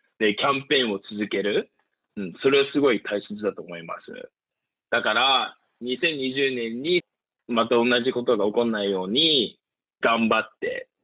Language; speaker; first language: Japanese; early bilingual, heritage; Japanese